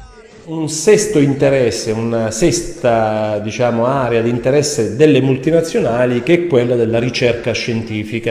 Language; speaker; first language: Italian; native; Italian